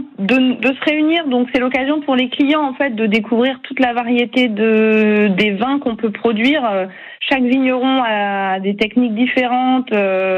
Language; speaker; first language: French; native; French